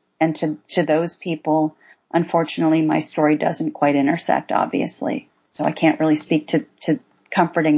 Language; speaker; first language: English; native; English